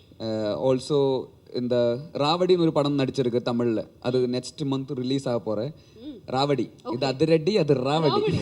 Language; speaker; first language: Tamil; non-native, learner; Malayalam